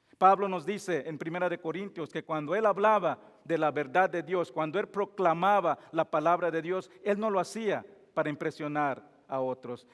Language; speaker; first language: Spanish; non-native, fluent; English